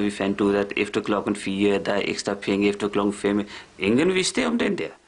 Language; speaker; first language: Danish; non-native, fluent; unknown